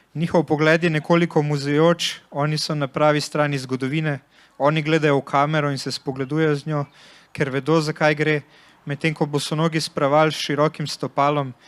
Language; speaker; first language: Slovenian; early bilingual, other home language; Bosnian